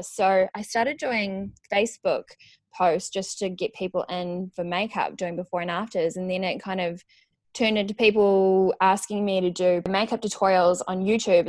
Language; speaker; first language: English; native; English